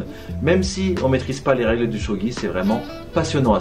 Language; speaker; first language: French; native; French